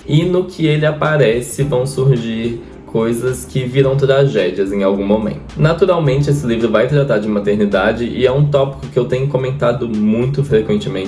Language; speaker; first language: Portuguese; native; Portuguese